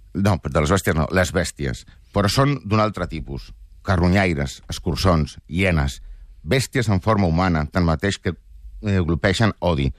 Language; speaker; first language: Catalan; non-native, local second language; Spanish